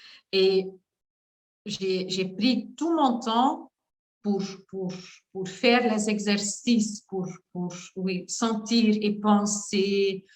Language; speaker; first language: French; non-native, learner; Dutch